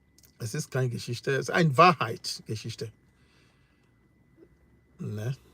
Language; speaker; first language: German; non-native, learner; English